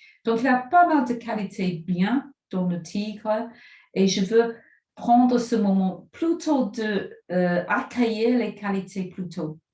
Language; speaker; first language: French; non-native, fluent; English